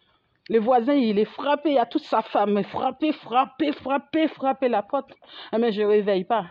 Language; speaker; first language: French; non-native, fluent; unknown